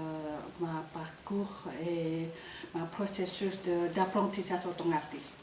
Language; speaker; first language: French; non-native, fluent; Indonesian